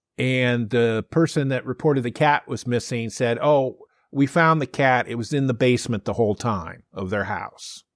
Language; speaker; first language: English; native; English